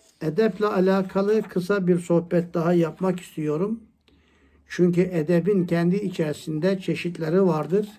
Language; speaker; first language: Turkish; native; Turkish